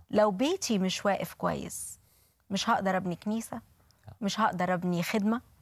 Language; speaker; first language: Arabic; native; Arabic